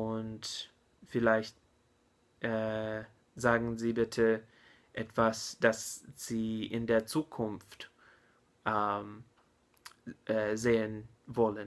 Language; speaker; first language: German; non-native, learner; English